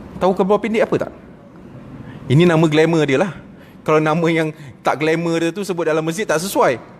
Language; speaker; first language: Malay; native; Malay